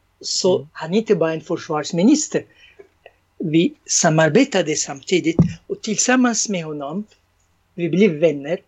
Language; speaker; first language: Swedish; non-native, fluent; Arabic